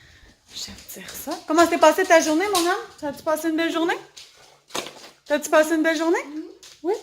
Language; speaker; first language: French; native; French